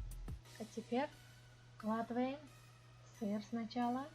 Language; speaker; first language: Russian; non-native, fluent; Tajik